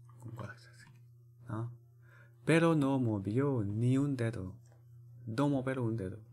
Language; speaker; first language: Spanish; non-native, learner; Korean